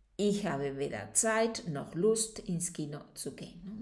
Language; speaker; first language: German; non-native, fluent; Spanish